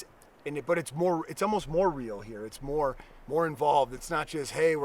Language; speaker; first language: English; native; English